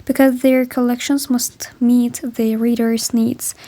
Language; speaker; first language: English; non-native, learner; Azerbaijani